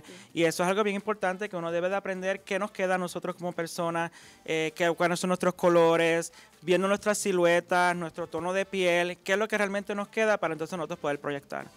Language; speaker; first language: Spanish; native; Spanish